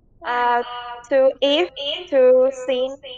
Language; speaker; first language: English; non-native, learner; Vietnamese